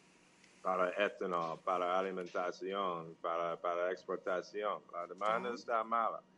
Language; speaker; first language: Portuguese; non-native, fluent; English